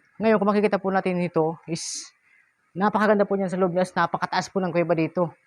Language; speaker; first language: Filipino; non-native, local second language; Bikol